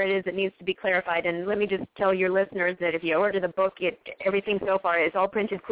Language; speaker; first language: English; native; English